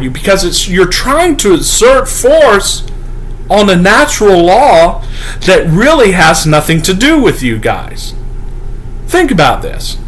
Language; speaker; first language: English; native; English